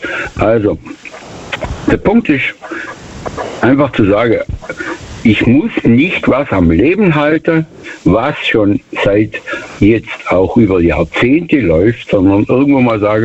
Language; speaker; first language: German; native; German